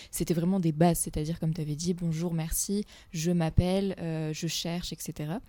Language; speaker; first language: French; native; French